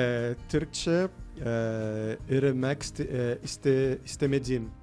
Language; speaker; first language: Turkish; non-native, learner; Portuguese